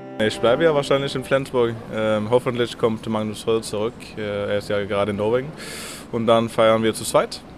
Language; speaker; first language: German; non-native, fluent; Norwegian